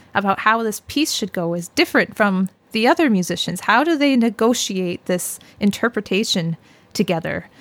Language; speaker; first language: English; native; English